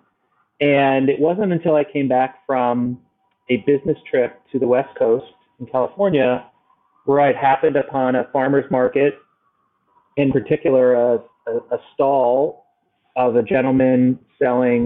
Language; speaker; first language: English; native; English